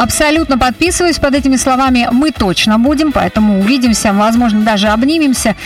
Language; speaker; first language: Russian; native; Russian